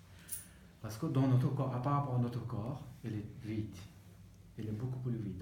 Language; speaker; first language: French; non-native, learner; Tibetan